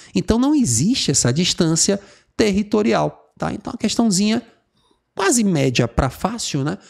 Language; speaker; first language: Portuguese; native; Portuguese